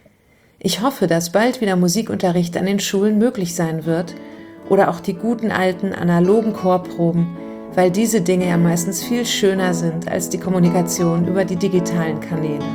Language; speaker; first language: German; native; German